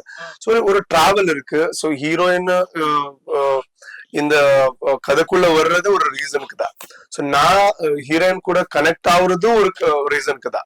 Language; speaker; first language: Tamil; non-native, learner; Tulu